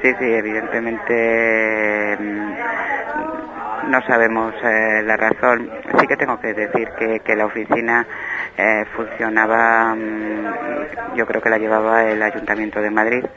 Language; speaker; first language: Spanish; native; Spanish